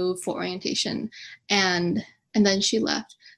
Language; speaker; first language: English; early bilingual, other home language; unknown